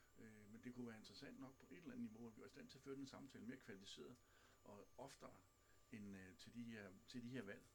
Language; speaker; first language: Danish; native; Danish